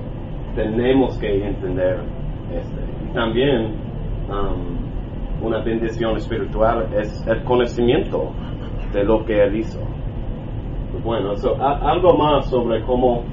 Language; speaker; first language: Spanish; non-native, learner; English